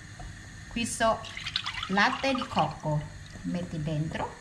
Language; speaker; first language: Italian; non-native, learner; Thai